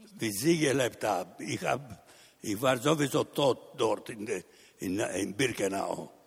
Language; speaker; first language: German; non-native, learner; Italian